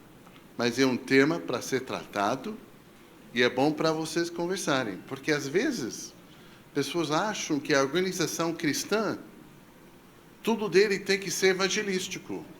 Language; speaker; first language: Portuguese; non-native, fluent; English